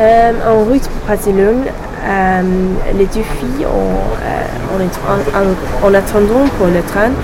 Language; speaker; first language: French; non-native, learner; English